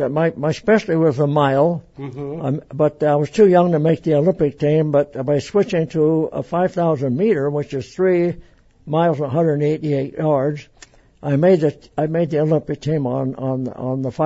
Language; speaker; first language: English; native; English